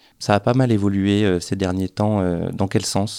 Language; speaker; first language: French; native; French